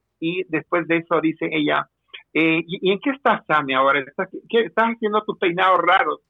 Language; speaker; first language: Spanish; native; Spanish